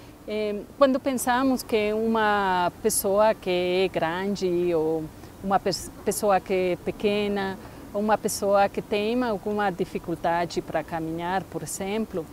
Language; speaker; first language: Portuguese; non-native, fluent; Spanish